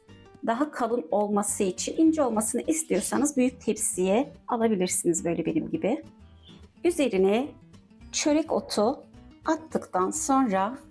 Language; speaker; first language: Turkish; native; Turkish